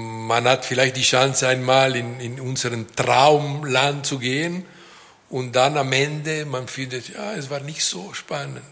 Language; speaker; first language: German; non-native, local second language; French